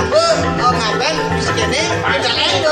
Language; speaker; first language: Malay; non-native, local second language; Balinese